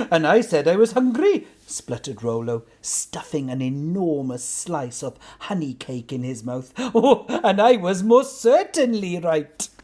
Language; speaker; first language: English; native; English